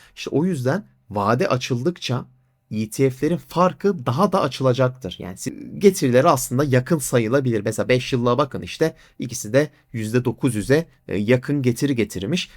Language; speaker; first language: Turkish; native; Turkish